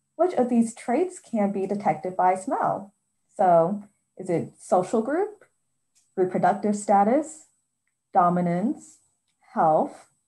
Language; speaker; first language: English; native; English